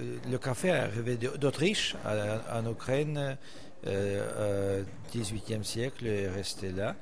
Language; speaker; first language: French; non-native, fluent; Russian